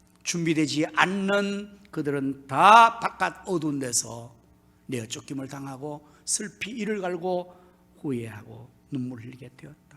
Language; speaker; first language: Korean; native; Korean